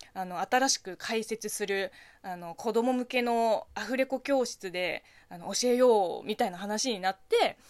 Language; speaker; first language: Japanese; non-native, fluent; Chinese